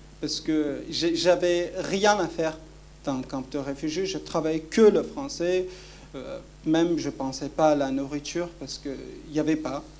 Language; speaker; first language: French; non-native, fluent; Kurdish